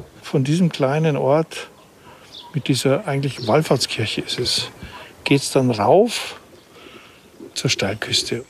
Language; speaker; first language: German; native; German